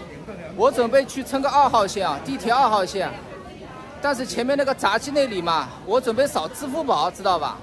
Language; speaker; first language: Chinese; non-native, local second language; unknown